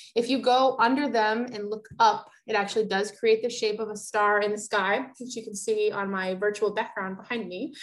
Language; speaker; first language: English; native; English